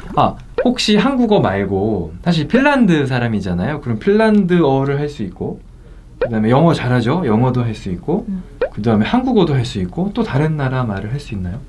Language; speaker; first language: Korean; native; Korean